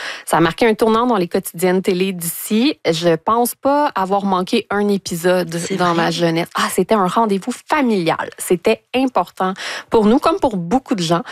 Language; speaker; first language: French; native; French